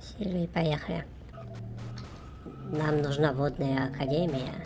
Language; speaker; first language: Russian; native; Russian